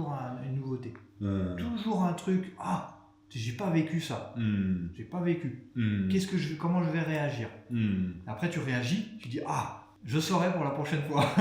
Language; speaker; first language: French; native; French